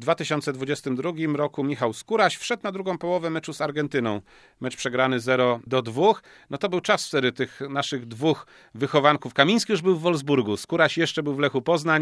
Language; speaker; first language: Polish; native; Polish